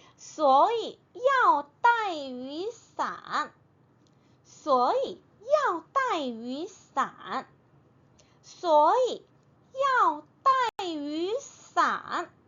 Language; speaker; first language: Chinese; non-native, fluent; Korean